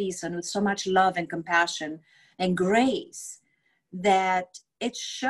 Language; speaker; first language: English; non-native, fluent; Romanian